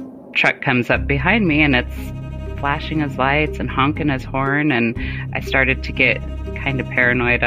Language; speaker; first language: English; native; English